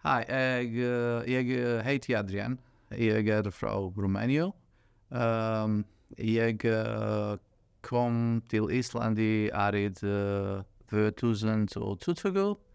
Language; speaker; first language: Icelandic; non-native, learner; Romanian